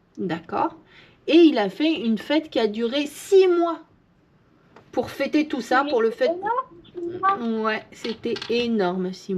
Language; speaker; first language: French; native; French